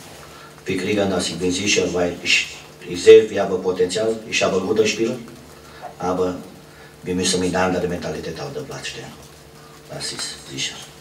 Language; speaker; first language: German; non-native, fluent; Romanian